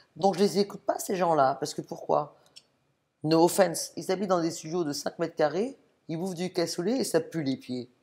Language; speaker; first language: French; native; French